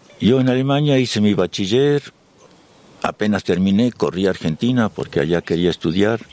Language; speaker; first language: Spanish; early bilingual, other home language; German